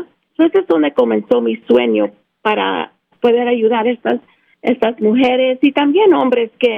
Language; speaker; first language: Spanish; early bilingual, heritage; Spanish